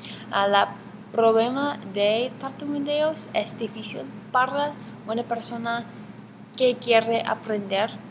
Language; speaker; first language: Spanish; non-native, learner; English